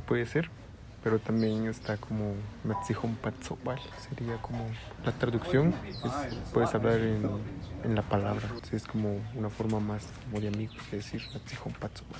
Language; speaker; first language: Spanish; non-native, local second language; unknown